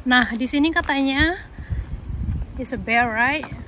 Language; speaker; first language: English; non-native, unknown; Indonesian